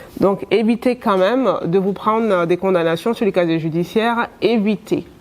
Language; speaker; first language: French; non-native, local second language; Wolof